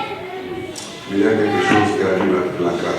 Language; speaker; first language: French; non-native, local second language; Lingala